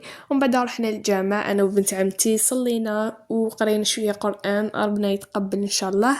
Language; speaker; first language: Arabic; native; Arabic